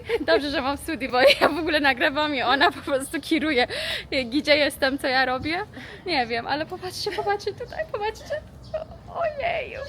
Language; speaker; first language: Polish; non-native, learner; Persian